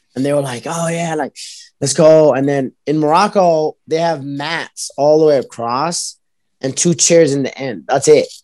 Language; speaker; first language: English; early bilingual, other home language; Arabic